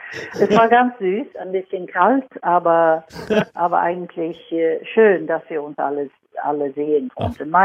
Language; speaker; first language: German; non-native, fluent; Swedish